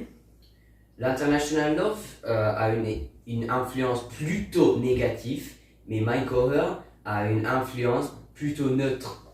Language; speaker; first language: French; non-native, learner; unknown